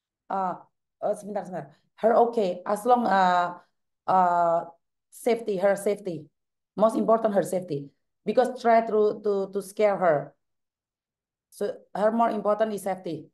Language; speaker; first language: English; non-native, learner; Javanese